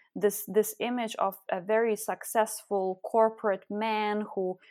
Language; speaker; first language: English; non-native, fluent; Lithuanian